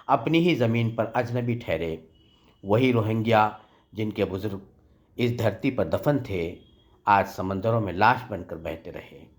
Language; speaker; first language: Urdu; native; Urdu